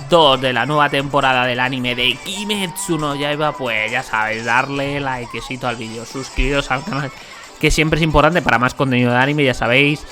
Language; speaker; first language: Spanish; native; Spanish